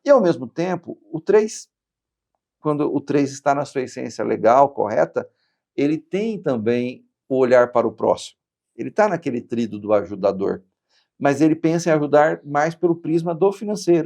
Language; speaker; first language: Portuguese; native; Portuguese